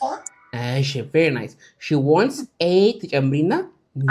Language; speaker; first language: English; non-native, fluent; Amharic